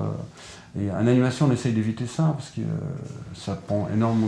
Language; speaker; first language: French; non-native, fluent; Portuguese